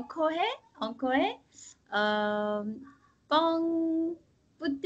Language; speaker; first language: French; non-native, learner; Korean